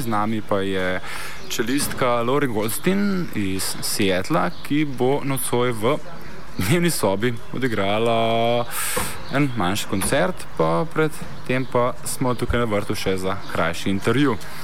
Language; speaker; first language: Slovenian; native; Slovenian